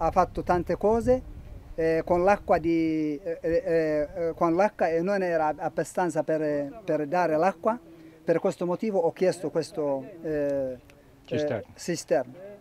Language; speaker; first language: Italian; non-native, learner; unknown